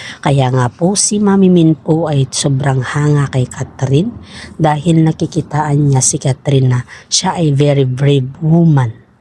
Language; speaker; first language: Filipino; native; Filipino